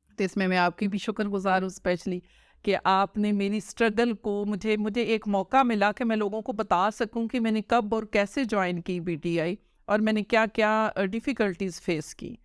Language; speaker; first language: Urdu; non-native, local second language; Punjabi